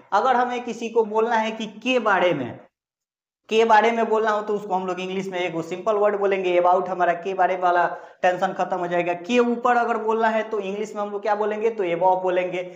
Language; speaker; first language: Hindi; native; Hindi